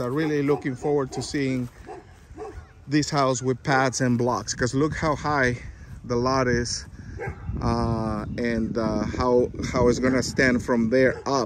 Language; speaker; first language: English; non-native, fluent; Spanish